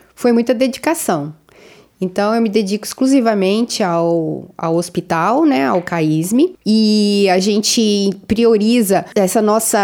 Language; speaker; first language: Portuguese; native; Portuguese